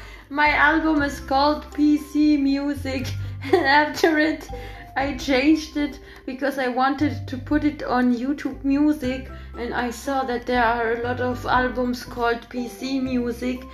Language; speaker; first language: English; non-native, fluent; German